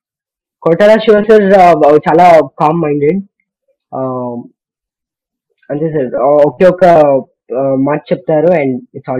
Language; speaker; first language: Telugu; non-native, learner; Kannada